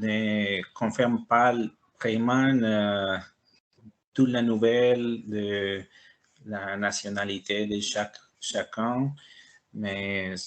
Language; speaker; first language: French; non-native, learner; Spanish